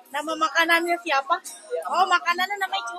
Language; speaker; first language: Indonesian; native; Indonesian